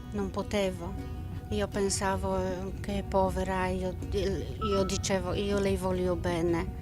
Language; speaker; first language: Italian; non-native, learner; Polish